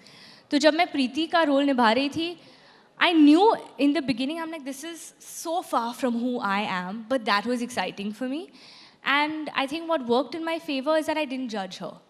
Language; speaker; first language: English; non-native, local second language; Hindi